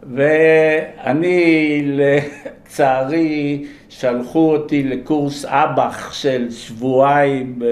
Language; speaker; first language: Hebrew; early bilingual, other home language; Polish